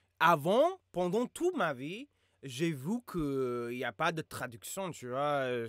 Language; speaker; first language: French; non-native, fluent; English